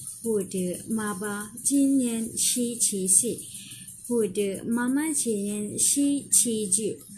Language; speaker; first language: Chinese; non-native, learner; Malay